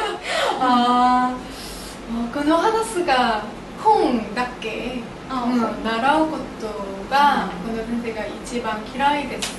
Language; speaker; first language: Japanese; non-native, learner; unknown